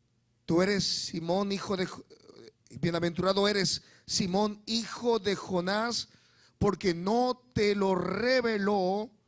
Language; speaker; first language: Spanish; native; Spanish